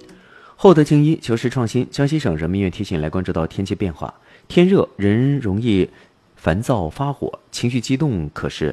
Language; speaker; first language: Chinese; native; Chinese